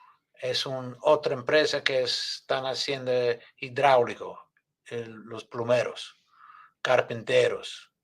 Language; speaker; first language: Spanish; non-native, fluent; English